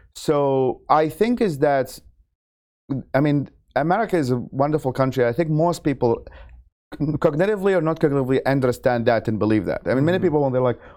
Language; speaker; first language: English; non-native, fluent; Arabic